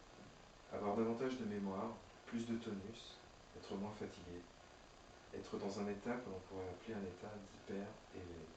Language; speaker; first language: French; native; French